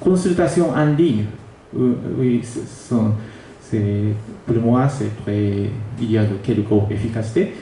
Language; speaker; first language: French; non-native, learner; Japanese